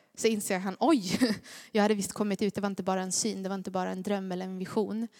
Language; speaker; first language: Swedish; native; Swedish